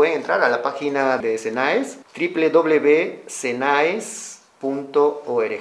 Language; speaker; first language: Spanish; native; Spanish